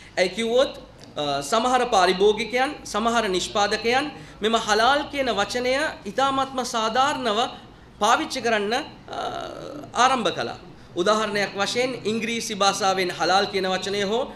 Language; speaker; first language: Sinhala; non-native, local second language; Tamil